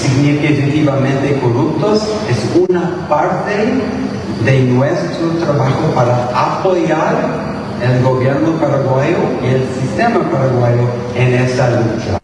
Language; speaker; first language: Spanish; non-native, fluent; English